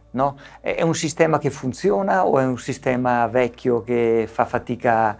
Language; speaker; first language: Italian; native; Italian